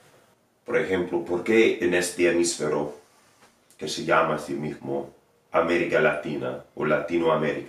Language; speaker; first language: Spanish; non-native, fluent; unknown